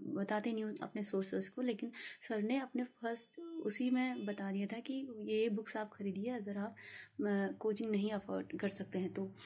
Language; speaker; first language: Hindi; native; Hindi